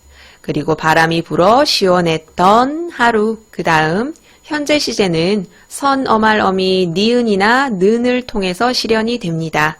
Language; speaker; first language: Korean; native; Korean